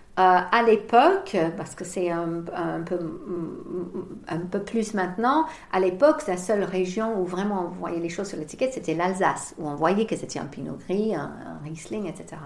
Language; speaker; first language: French; non-native, fluent; English